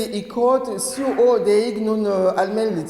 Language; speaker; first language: Danish; non-native, learner; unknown